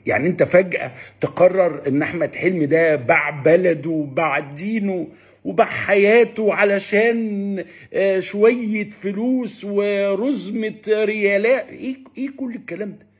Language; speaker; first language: Arabic; native; Arabic